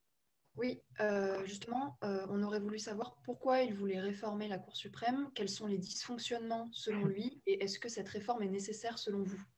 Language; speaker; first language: French; native; French